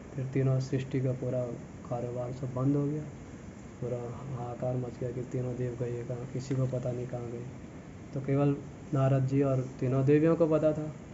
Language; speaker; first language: Hindi; native; Hindi